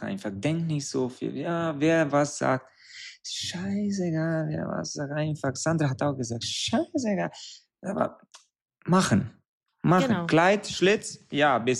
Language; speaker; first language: German; non-native, fluent; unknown